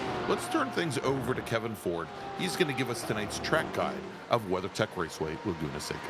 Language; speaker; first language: English; native; English